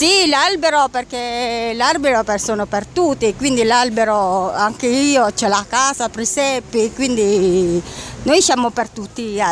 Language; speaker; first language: Italian; non-native, learner; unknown